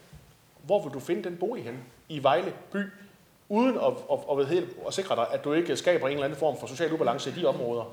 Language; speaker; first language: Danish; native; Danish